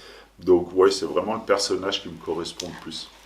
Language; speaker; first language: French; native; French